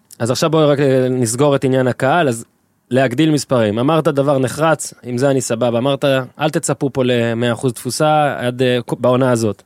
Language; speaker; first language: Hebrew; native; Hebrew